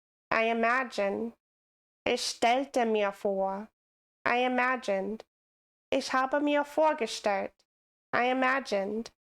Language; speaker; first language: German; non-native, fluent; English